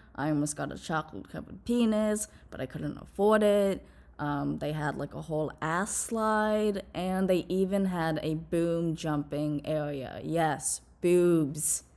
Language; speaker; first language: English; native; English